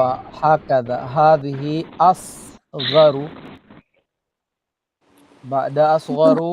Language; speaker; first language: Arabic; non-native, fluent; Filipino